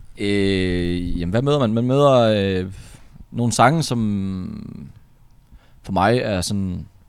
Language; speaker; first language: Danish; native; Danish